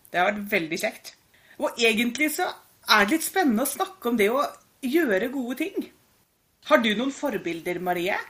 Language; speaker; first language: Norwegian; native; Norwegian